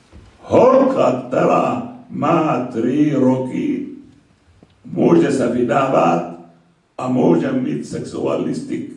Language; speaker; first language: Slovak; non-native, fluent; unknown